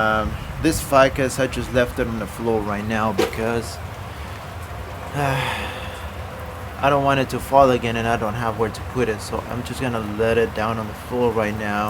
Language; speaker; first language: English; non-native, fluent; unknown